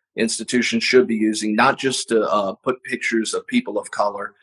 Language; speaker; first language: English; native; English